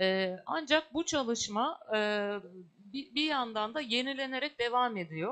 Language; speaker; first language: Turkish; native; Turkish